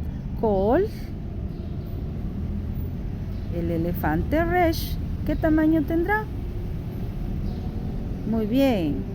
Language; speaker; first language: Spanish; non-native, local second language; Kaqchikel